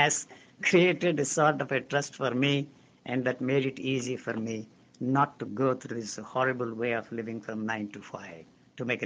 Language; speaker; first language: English; non-native, local second language; Telugu